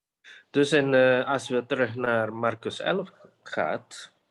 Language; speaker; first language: Dutch; non-native, fluent; Indonesian